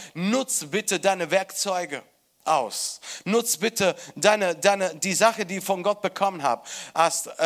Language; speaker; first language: German; non-native, fluent; Italian